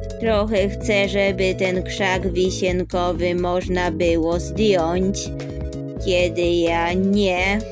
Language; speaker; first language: Polish; early bilingual, heritage; Polish